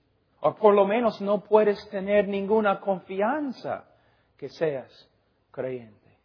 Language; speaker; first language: Spanish; non-native, fluent; English